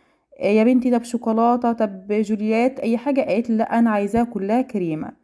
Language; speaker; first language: Arabic; native; Arabic